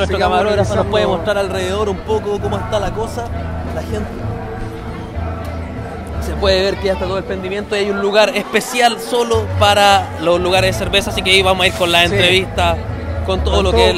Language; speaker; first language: Spanish; native; Spanish